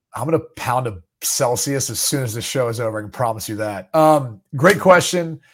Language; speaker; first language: English; native; English